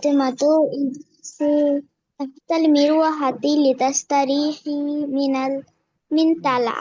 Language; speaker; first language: Arabic; non-native, learner; Bangla